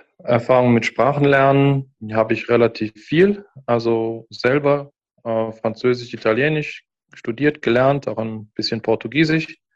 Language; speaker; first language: German; native; German